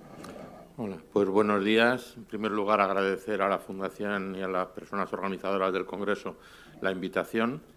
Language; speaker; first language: Spanish; native; Spanish